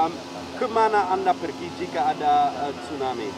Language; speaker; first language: Indonesian; non-native, fluent; Dutch